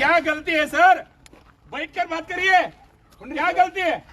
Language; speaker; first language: Hindi; non-native, local second language; Kannada